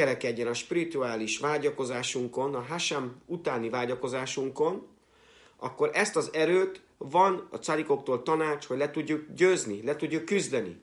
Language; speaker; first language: Hungarian; native; Hungarian